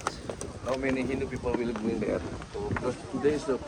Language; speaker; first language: English; non-native, learner; Balinese